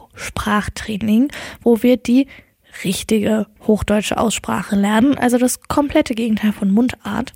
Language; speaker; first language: German; native; German